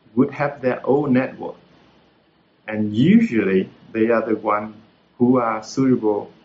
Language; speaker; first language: English; non-native, fluent; Vietnamese